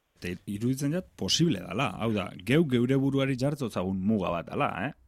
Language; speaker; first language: Basque; native; Basque